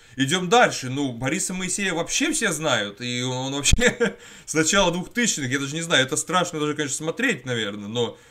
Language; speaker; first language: Russian; native; Russian